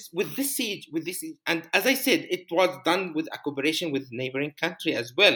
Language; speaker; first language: English; non-native, fluent; Arabic